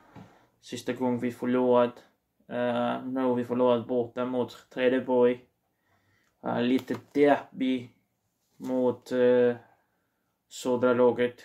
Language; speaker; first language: Swedish; non-native, learner; Portuguese